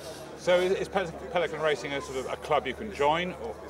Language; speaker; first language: English; native; English